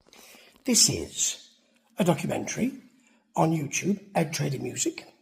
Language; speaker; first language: English; native; English